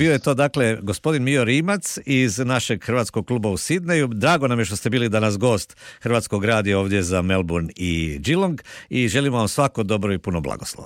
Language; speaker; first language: Serbian; native; Serbian